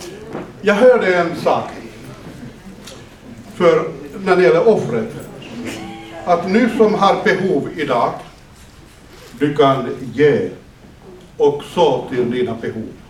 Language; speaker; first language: Swedish; non-native, fluent; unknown